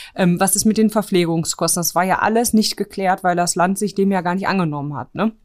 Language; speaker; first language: German; early bilingual, other home language; Polish